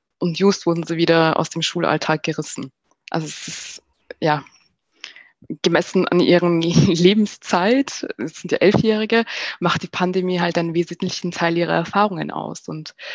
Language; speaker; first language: German; native; German